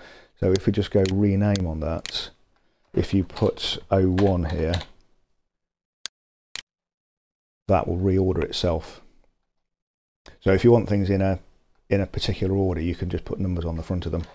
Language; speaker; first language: English; native; English